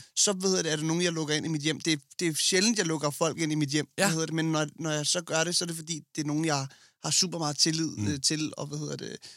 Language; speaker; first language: Danish; early bilingual, other home language; Arabic